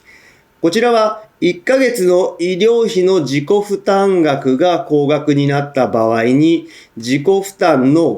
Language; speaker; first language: Japanese; native; Japanese